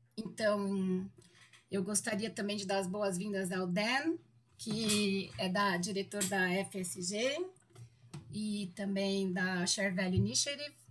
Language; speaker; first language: Portuguese; native; Portuguese